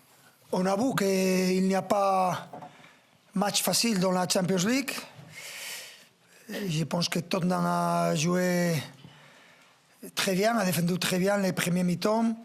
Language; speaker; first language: French; non-native, fluent; Spanish